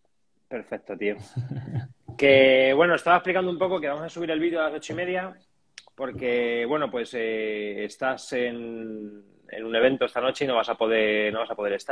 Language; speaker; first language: Spanish; native; Spanish